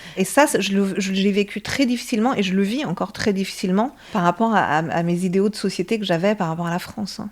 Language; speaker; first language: French; early bilingual, other home language; Persian